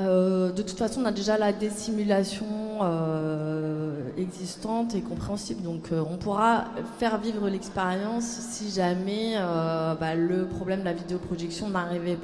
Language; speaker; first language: French; native; French